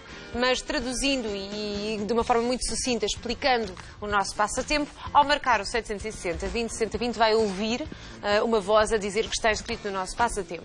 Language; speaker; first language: Portuguese; native; Portuguese